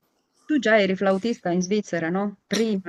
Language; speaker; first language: Italian; native; Italian